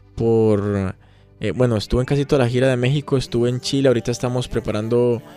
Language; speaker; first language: Spanish; native; Spanish